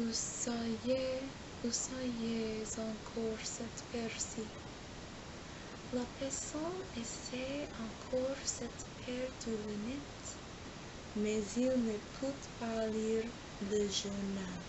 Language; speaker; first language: French; non-native, learner; English